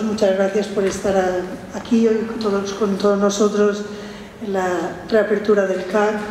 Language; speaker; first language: Spanish; native; Spanish